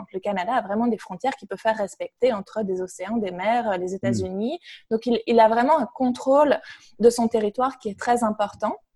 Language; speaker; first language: French; native; French